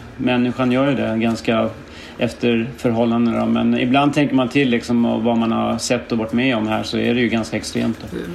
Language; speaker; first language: Swedish; native; Swedish